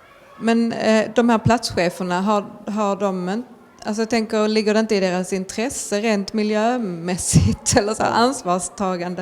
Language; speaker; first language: Swedish; native; Swedish